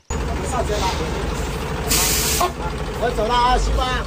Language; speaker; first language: Chinese; native; Chinese